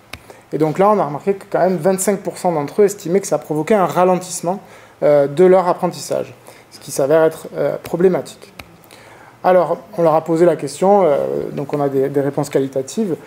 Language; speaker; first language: French; native; French